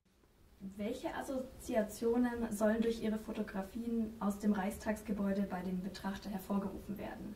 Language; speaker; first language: German; native; German